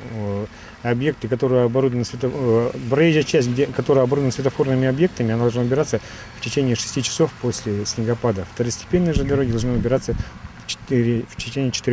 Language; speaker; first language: Russian; native; Russian